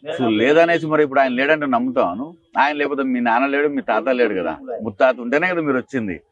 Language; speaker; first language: Telugu; native; Telugu